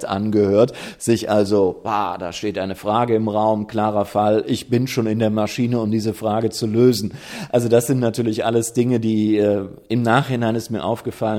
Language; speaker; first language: German; native; German